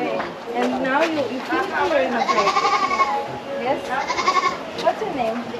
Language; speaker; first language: English; non-native, fluent; Romanian